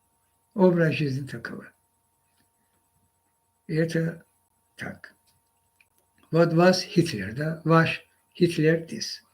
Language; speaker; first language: Russian; non-native, local second language; Azerbaijani